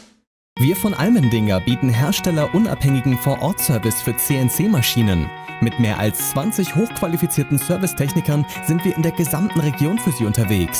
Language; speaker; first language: German; native; German